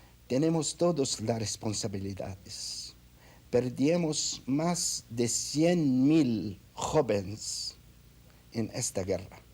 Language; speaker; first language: Spanish; non-native, fluent; Arabic